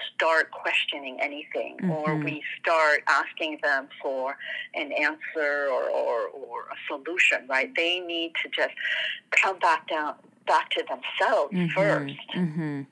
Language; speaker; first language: English; non-native, fluent; French